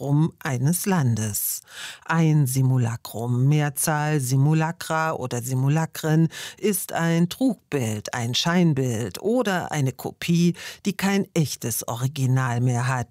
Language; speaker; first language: German; native; German